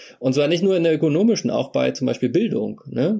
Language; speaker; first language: German; native; German